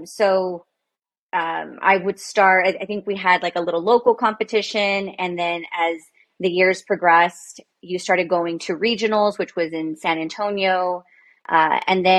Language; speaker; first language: English; native; English